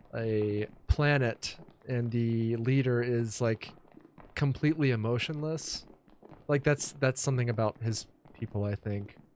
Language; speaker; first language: English; native; English